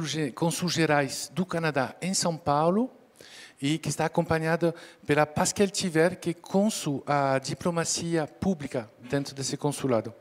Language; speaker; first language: Portuguese; non-native, fluent; French